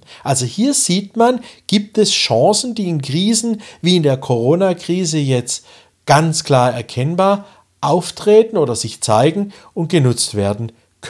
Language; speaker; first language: German; native; German